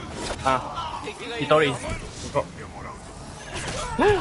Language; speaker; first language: Japanese; non-native, learner; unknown